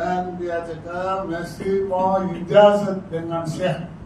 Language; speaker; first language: Indonesian; non-native, learner; Tamil